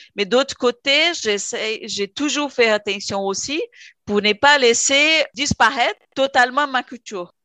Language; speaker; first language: French; non-native, fluent; Portuguese